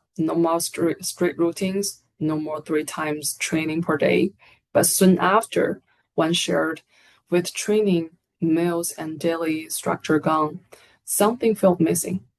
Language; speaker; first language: English; non-native, fluent; Chinese